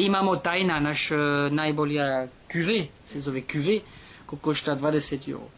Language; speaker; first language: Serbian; non-native, learner; French